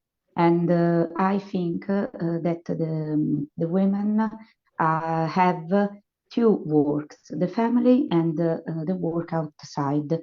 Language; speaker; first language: English; non-native, learner; Italian